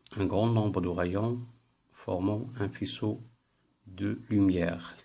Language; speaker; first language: French; non-native, local second language; Arabic